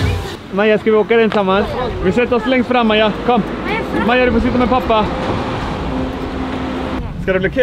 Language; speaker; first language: Swedish; native; Swedish